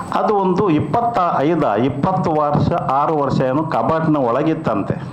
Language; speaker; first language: Kannada; non-native, local second language; Konkani